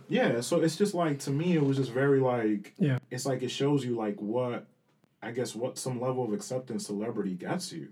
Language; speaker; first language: English; early bilingual, other home language; Spanish